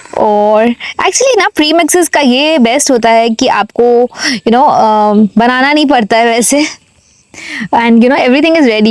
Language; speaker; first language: Hindi; native; Hindi